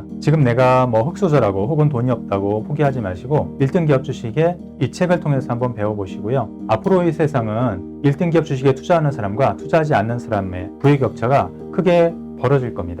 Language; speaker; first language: Korean; native; Korean